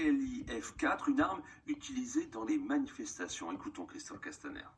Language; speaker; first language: French; native; French